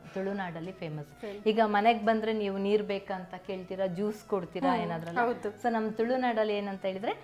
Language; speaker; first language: Kannada; native; Kannada